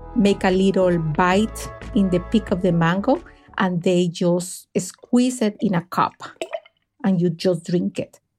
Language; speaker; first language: English; non-native, fluent; Spanish